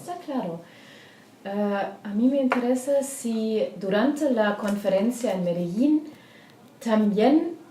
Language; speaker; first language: Spanish; non-native, learner; German